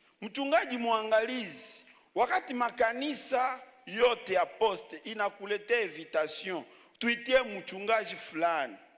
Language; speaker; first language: Swahili; native; Swahili